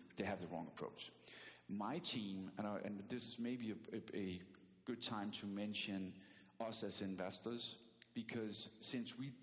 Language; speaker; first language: English; non-native, fluent; Danish